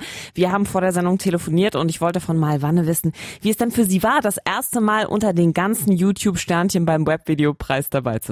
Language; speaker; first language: German; native; German